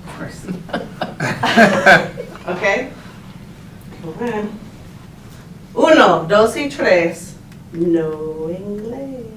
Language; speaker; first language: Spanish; non-native, fluent; English